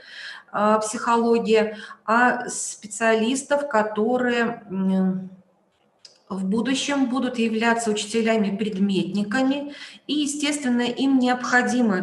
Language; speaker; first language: Russian; native; Russian